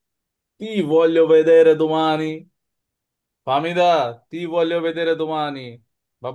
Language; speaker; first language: Italian; non-native, fluent; Bangla